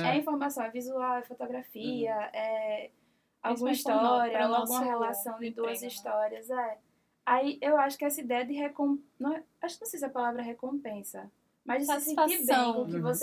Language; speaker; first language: Portuguese; native; Portuguese